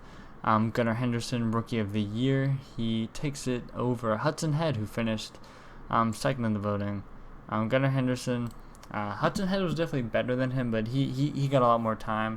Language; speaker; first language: English; native; English